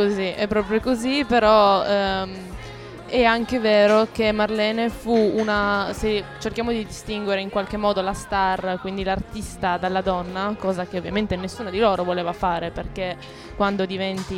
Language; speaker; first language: Italian; native; Italian